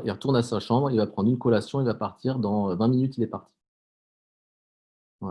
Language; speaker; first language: French; native; French